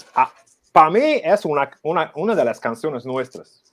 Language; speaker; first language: Spanish; non-native, learner; Ukrainian